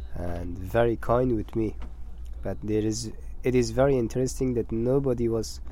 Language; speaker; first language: English; non-native, learner; Persian